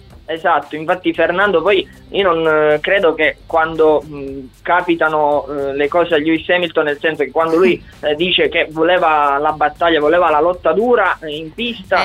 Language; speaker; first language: Italian; native; Italian